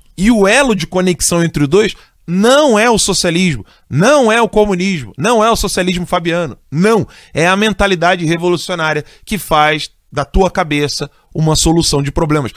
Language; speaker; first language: Portuguese; native; Portuguese